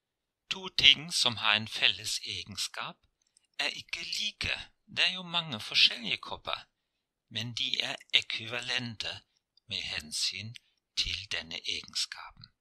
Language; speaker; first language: Norwegian; non-native, fluent; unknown